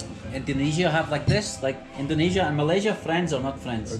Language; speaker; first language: English; native; English